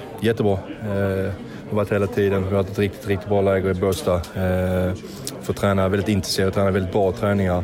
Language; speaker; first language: Swedish; native; Swedish